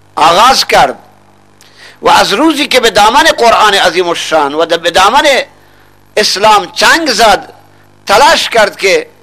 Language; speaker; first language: Persian; non-native, local second language; Baluchi